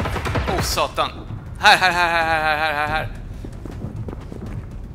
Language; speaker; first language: Swedish; native; Swedish